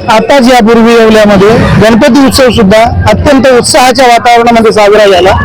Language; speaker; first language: Urdu; native; Urdu